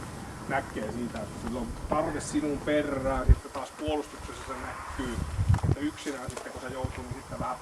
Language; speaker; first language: Finnish; native; Finnish